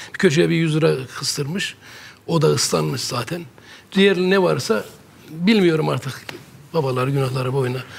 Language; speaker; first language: Turkish; native; Turkish